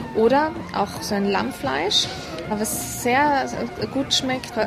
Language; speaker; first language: German; native; German